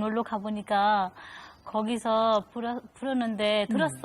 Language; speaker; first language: Korean; non-native, learner; Nepali